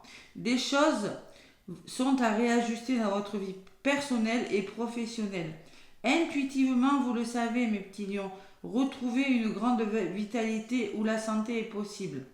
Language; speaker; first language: French; native; French